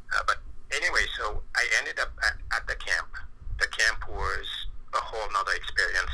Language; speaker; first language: English; non-native, fluent; French